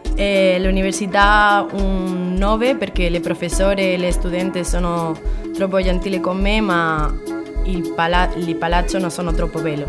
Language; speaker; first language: Italian; non-native, learner; Spanish